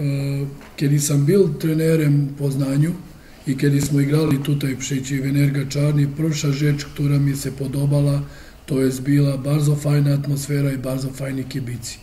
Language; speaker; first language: Polish; non-native, learner; Serbian